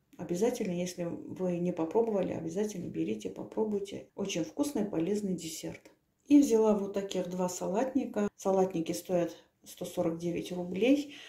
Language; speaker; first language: Russian; native; Russian